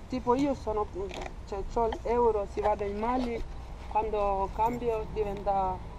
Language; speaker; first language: Italian; non-native, fluent; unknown